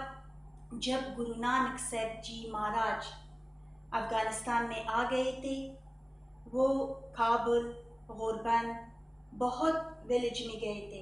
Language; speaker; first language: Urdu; non-native, learner; Persian